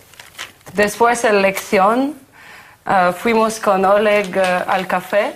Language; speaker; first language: Spanish; non-native, learner; Russian